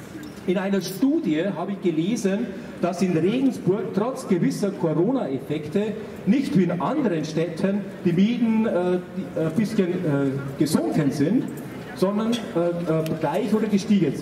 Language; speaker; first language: German; native; German